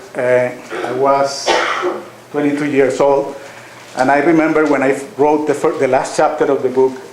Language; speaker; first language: English; non-native, fluent; Spanish